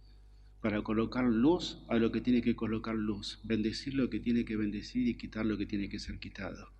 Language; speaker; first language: Spanish; native; Spanish